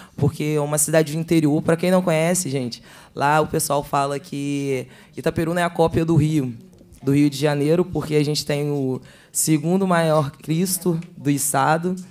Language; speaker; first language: Portuguese; native; Portuguese